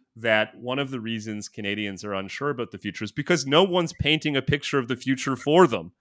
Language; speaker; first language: English; native; English